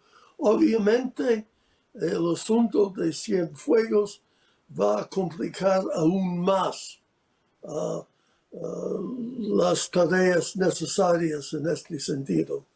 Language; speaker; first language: Spanish; non-native, fluent; English